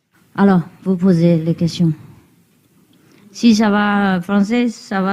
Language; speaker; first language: French; non-native, learner; Chinese